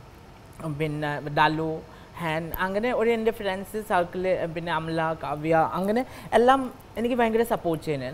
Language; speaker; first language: Malayalam; non-native, local second language; Assamese